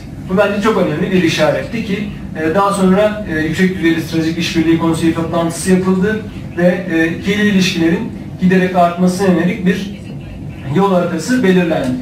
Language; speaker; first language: Turkish; native; Turkish